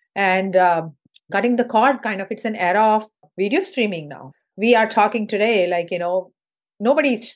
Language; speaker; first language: English; non-native, local second language; Hindi